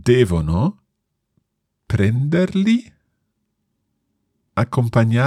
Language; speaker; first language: Italian; non-native, fluent; English